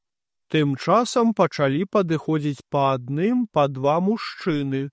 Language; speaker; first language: Belarusian; native; Belarusian